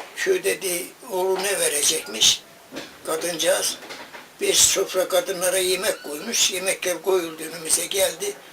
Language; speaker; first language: Turkish; native; Turkish